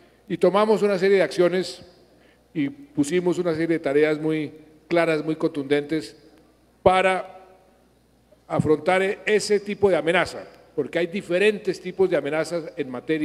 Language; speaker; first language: Spanish; native; Spanish